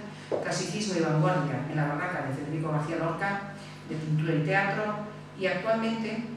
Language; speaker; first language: Spanish; native; Spanish